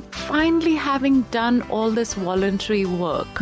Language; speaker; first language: English; non-native, local second language; Punjabi